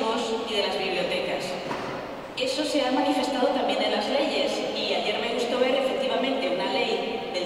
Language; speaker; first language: Spanish; native; Spanish